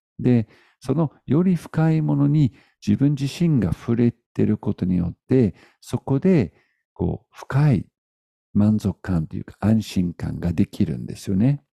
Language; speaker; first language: Japanese; non-native, fluent; English